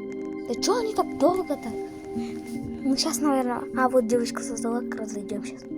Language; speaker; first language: Russian; native; Russian